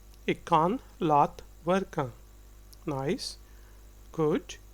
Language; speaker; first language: Dutch; non-native, fluent; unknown